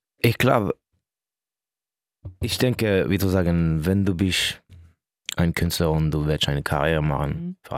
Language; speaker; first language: German; non-native, local second language; French